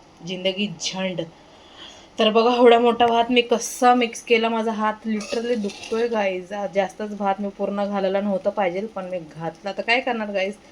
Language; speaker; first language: Marathi; non-native, local second language; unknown